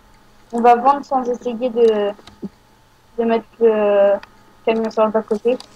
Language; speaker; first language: French; native; French